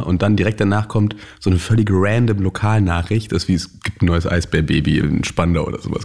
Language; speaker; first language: German; native; German